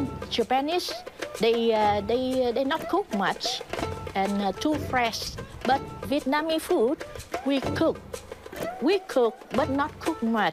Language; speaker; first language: English; non-native, learner; Vietnamese